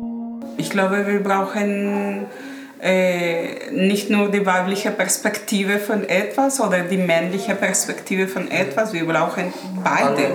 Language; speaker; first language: German; non-native, learner; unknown